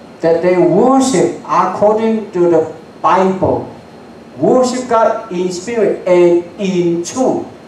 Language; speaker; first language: English; non-native, learner; Cantonese